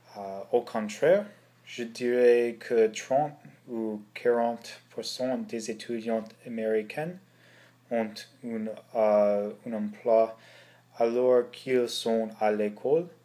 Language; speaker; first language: French; non-native, learner; English